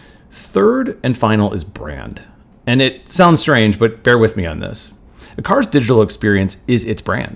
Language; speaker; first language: English; native; English